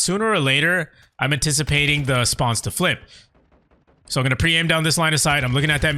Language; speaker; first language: English; native; English